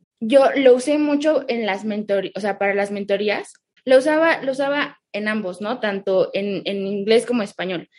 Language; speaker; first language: Spanish; early bilingual, heritage; Spanish